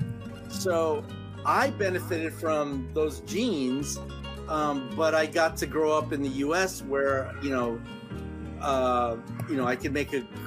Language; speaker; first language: English; early bilingual, other home language; Spanish